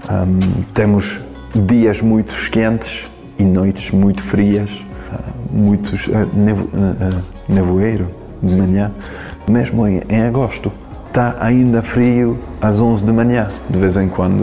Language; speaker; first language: Portuguese; non-native, learner; French